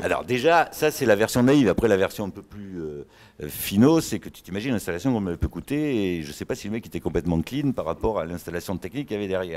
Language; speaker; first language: French; native; French